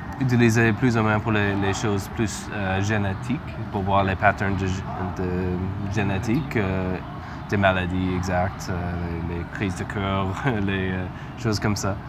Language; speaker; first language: French; non-native, learner; English